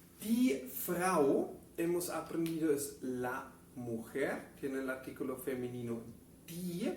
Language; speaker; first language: Spanish; non-native, fluent; German